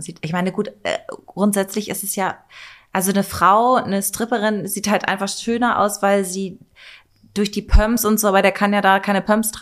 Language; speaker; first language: German; native; German